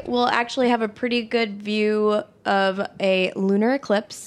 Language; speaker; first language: English; native; English